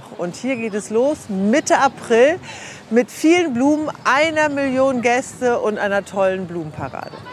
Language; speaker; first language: German; native; German